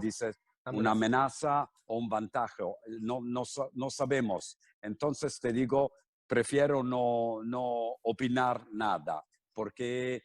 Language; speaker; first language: Spanish; non-native, fluent; Italian